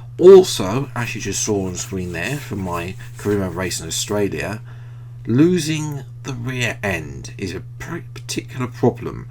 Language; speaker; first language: English; native; English